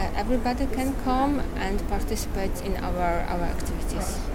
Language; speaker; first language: English; non-native, learner; Polish